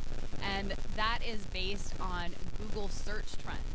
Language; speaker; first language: English; native; English